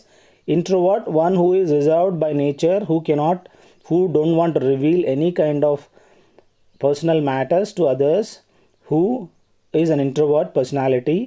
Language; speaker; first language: English; non-native, local second language; Telugu